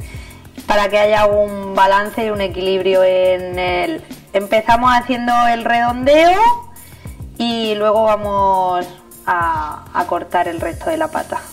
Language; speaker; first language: Spanish; native; Spanish